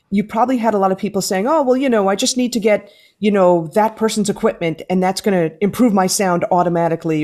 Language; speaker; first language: English; native; English